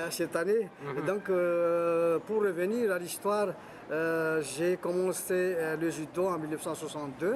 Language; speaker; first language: French; non-native, local second language; Malagasy